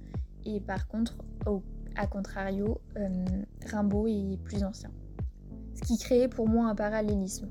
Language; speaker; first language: French; native; French